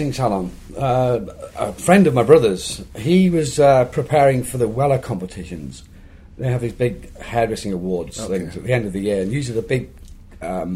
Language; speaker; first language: English; native; English